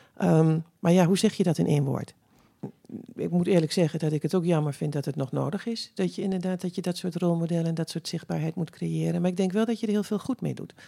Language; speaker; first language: Dutch; native; Dutch